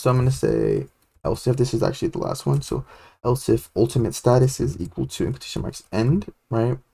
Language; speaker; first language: English; native; English